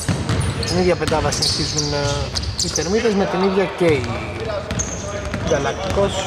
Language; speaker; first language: Greek; native; Greek